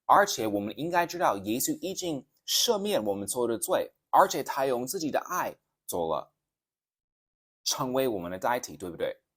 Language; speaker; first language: Chinese; non-native, fluent; English